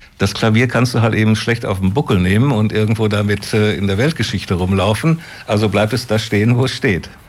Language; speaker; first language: German; native; German